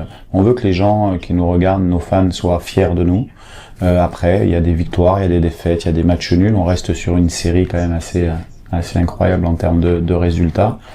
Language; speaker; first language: French; native; French